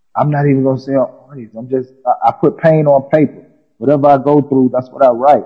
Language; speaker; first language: English; native; English